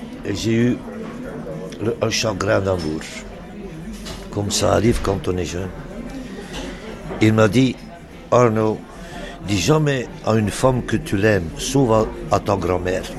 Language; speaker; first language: French; non-native, local second language; Dutch